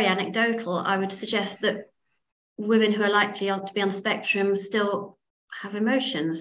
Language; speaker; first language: English; native; English